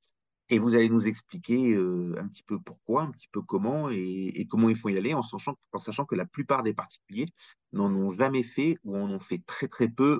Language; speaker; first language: French; native; French